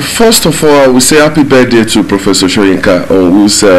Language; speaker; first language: English; non-native, local second language; Yoruba